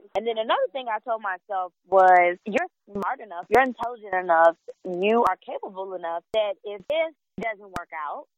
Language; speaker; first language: English; native; English